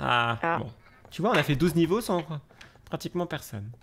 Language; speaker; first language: French; native; French